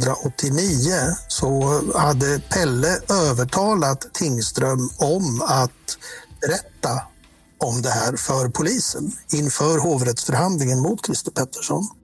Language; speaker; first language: Swedish; native; Swedish